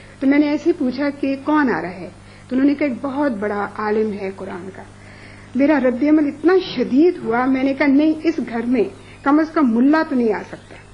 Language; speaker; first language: Urdu; non-native, local second language; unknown